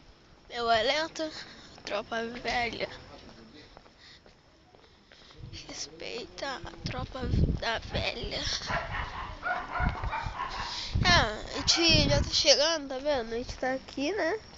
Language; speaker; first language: Portuguese; native; Portuguese